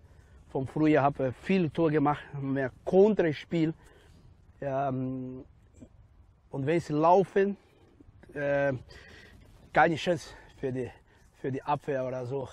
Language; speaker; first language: German; non-native, learner; Portuguese